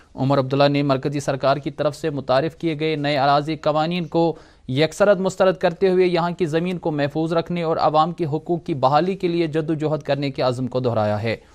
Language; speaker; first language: Urdu; non-native, local second language; Kashmiri